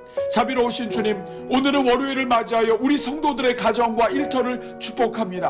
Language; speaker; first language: Korean; native; Korean